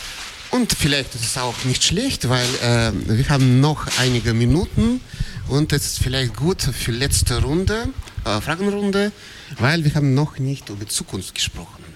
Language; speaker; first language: German; non-native, fluent; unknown